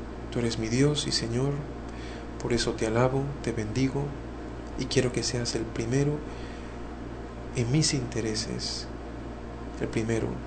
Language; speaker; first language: Spanish; native; Spanish